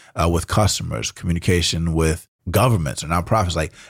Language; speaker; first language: English; early bilingual, other home language; Spanish